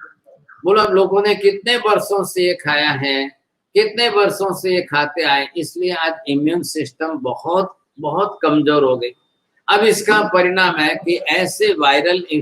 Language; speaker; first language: Hindi; non-native, local second language; Gujarati